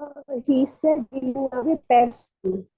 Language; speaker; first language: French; non-native, learner; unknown